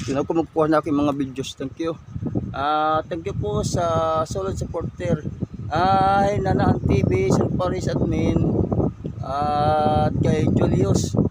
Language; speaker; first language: Filipino; non-native, local second language; Waray